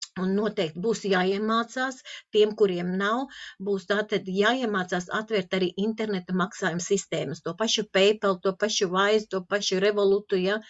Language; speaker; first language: Latvian; non-native, local second language; Russian